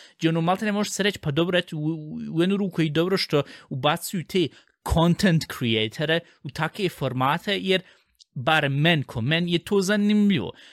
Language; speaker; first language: Bosnian; early bilingual, heritage; Bosnian